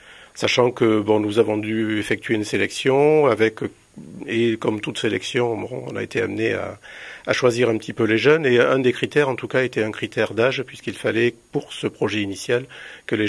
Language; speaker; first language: French; native; French